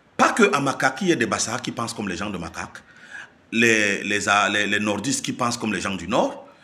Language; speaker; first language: French; non-native, local second language; Basaa